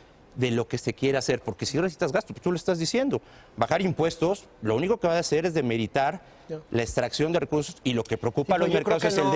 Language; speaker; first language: Spanish; native; Spanish